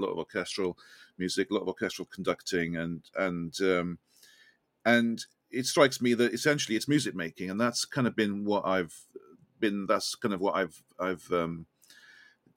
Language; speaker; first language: English; native; English